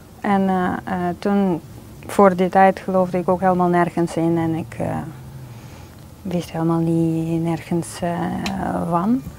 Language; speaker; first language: Dutch; non-native, fluent; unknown